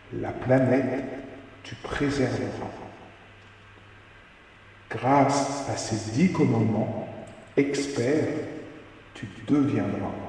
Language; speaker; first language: French; native; French